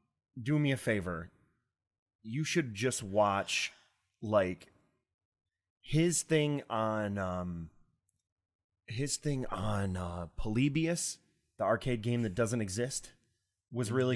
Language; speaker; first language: English; native; English